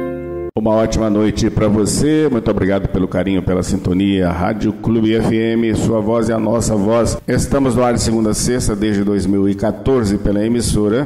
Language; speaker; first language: Portuguese; native; Portuguese